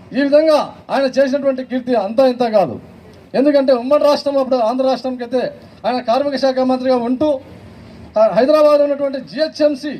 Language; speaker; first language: Telugu; native; Telugu